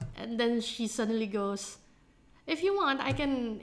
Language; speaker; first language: English; non-native, local second language; Filipino